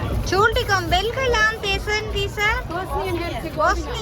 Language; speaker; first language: German; non-native, learner; Tamil